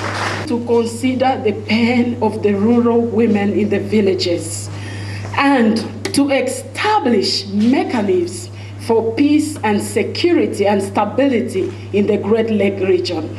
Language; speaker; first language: English; non-native, fluent; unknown